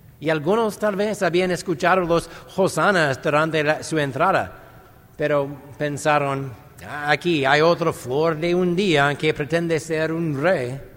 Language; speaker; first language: Spanish; non-native, fluent; English